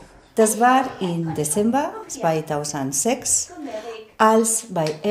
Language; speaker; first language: German; non-native, fluent; Spanish